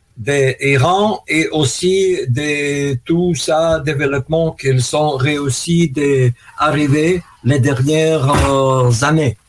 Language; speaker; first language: French; non-native, learner; Russian